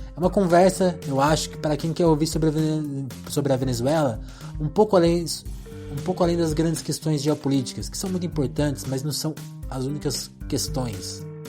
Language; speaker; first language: Portuguese; native; Portuguese